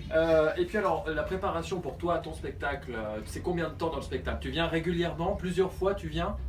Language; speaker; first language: French; native; French